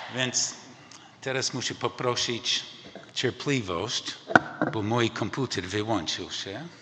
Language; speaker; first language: Polish; non-native, learner; English